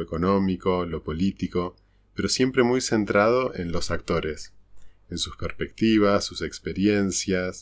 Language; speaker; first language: Spanish; native; Spanish